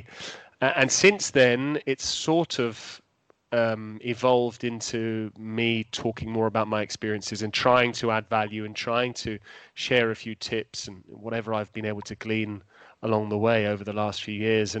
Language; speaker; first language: English; native; English